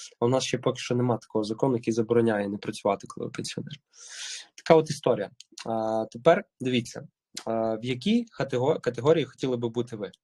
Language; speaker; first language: Ukrainian; native; Ukrainian